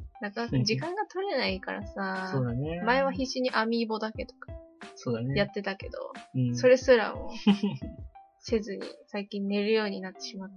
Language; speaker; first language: Japanese; native; Japanese